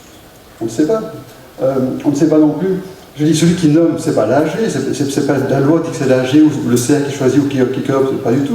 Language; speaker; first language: French; native; French